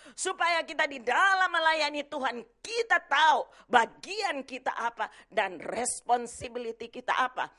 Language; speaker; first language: Indonesian; native; Indonesian